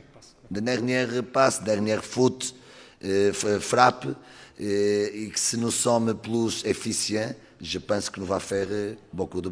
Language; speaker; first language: French; non-native, learner; Portuguese